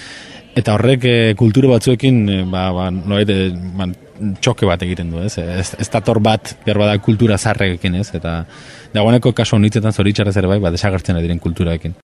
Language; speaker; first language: Basque; native; Basque